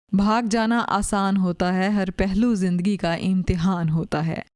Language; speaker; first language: Hindi; non-native, local second language; Punjabi